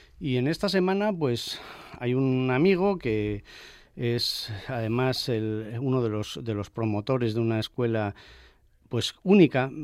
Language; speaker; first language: Spanish; native; Spanish